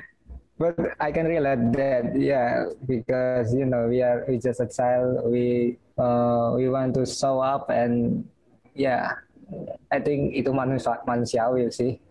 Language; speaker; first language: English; non-native, learner; Indonesian